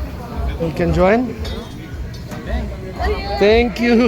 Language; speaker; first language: English; non-native, learner; Bangla